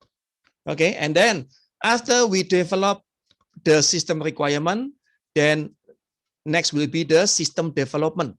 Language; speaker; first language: English; non-native, fluent; Indonesian